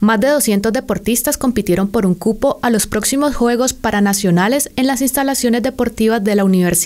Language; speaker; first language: Spanish; native; Spanish